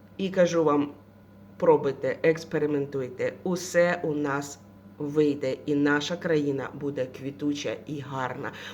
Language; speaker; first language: Ukrainian; non-native, local second language; Russian